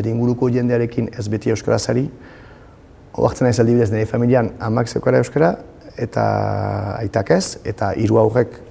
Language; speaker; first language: Basque; non-native, local second language; French